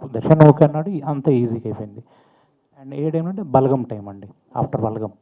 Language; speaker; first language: Telugu; native; Telugu